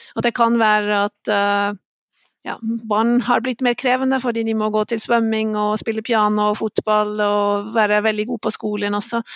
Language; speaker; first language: Norwegian; non-native, fluent; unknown